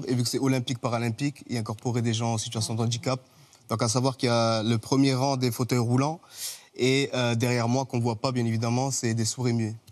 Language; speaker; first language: French; native; French